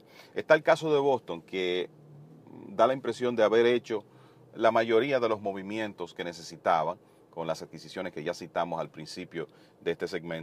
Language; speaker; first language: Spanish; native; Spanish